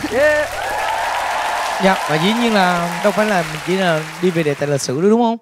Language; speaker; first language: Vietnamese; native; Vietnamese